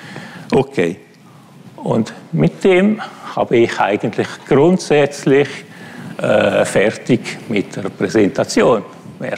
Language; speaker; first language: German; non-native, fluent; Italian